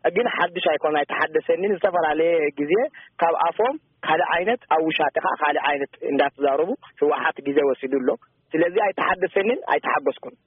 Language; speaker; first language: Tigrinya; non-native, local second language; Afar